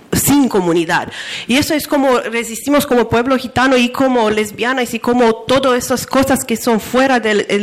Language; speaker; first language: Spanish; non-native, fluent; Romanian